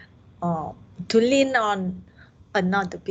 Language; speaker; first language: English; non-native, learner; Vietnamese